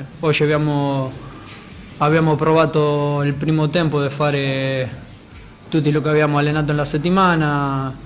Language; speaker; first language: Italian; non-native, fluent; Spanish